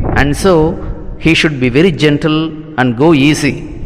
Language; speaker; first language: English; non-native, local second language; Tamil